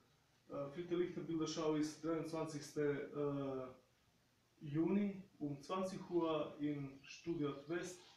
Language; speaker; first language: German; non-native, fluent; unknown